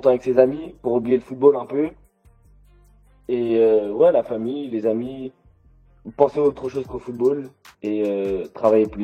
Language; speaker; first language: French; native; French